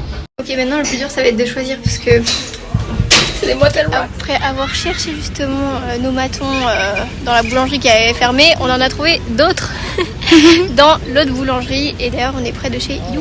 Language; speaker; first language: French; native; French